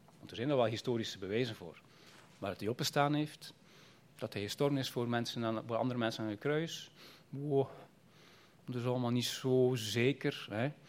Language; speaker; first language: Dutch; native; Dutch